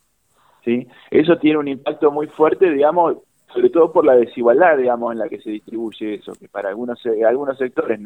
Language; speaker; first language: Spanish; native; Spanish